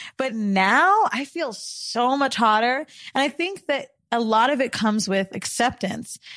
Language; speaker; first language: English; native; English